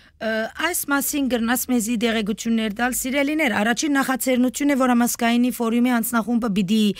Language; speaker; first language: Armenian; early bilingual, heritage; Armenian